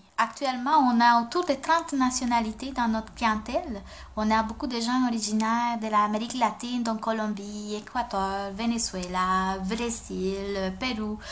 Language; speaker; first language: French; non-native, fluent; Spanish